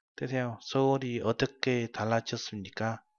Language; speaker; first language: Korean; non-native, fluent; Vietnamese